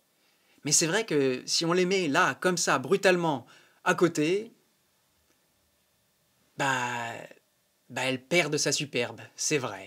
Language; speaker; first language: French; native; French